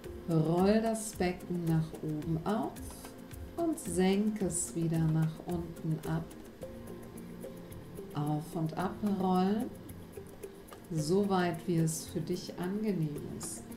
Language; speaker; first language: German; native; German